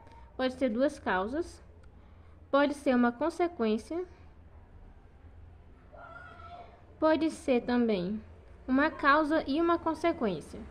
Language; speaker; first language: Portuguese; native; Portuguese